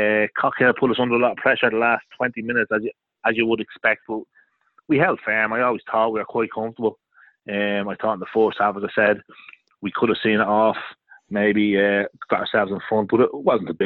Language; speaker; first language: English; native; English